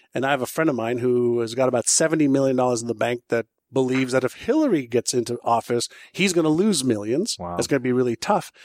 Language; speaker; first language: English; non-native, fluent; Hebrew